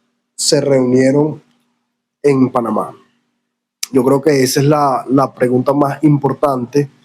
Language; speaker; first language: Spanish; native; Spanish